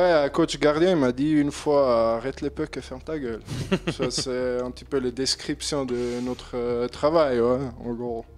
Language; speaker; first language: French; non-native, learner; German